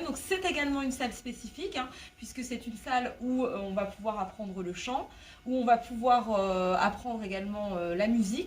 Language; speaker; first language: French; native; French